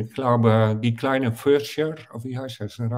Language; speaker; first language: German; non-native, fluent; Dutch